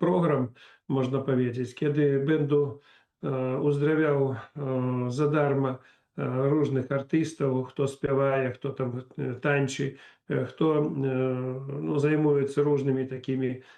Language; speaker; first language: Polish; non-native, learner; Belarusian